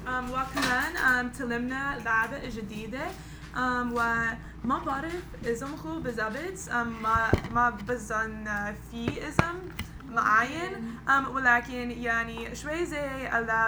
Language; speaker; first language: Arabic; non-native, learner; English